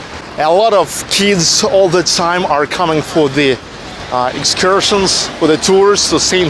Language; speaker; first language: English; non-native, fluent; Russian